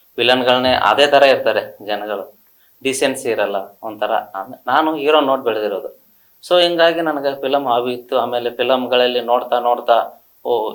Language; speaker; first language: Kannada; native; Kannada